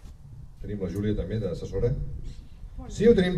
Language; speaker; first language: Catalan; native; Catalan